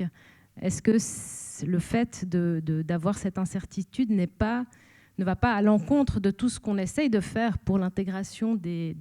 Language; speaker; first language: French; native; French